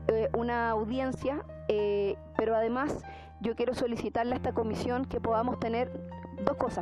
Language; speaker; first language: Spanish; native; Spanish